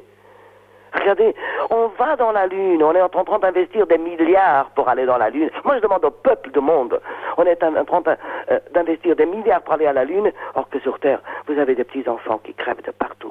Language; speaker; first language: French; non-native, fluent; Portuguese